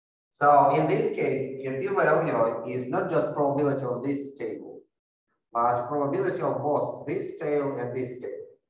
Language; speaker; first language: English; non-native, fluent; Russian